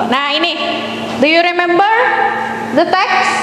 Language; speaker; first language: English; non-native, fluent; Indonesian